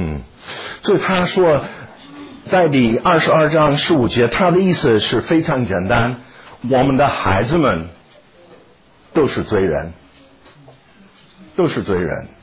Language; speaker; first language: Chinese; non-native, fluent; English